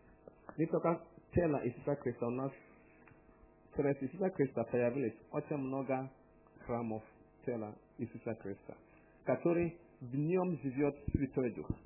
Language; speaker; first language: Russian; non-native, learner; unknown